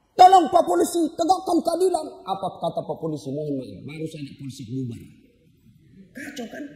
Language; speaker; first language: Indonesian; non-native, local second language; Buginese